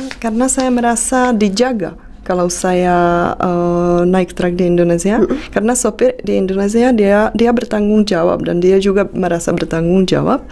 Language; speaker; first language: Indonesian; non-native, fluent; Czech